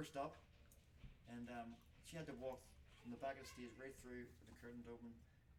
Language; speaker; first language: English; native; English